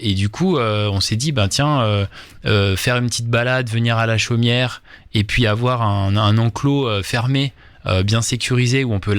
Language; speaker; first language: French; native; French